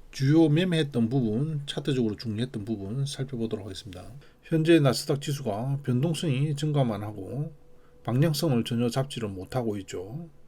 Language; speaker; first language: Korean; native; Korean